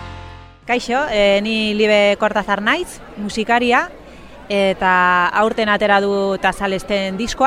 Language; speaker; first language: Basque; non-native, local second language; Spanish